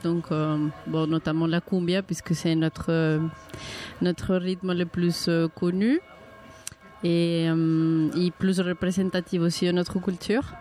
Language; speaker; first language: French; non-native, fluent; Spanish